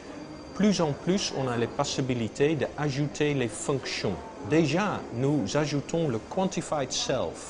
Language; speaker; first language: French; non-native, fluent; Dutch